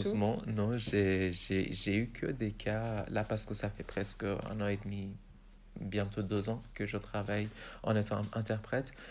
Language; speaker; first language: French; non-native, fluent; Persian